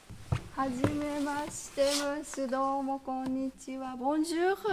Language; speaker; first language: Japanese; native; Japanese